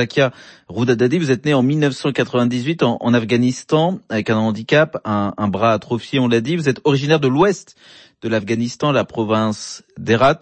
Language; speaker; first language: French; native; French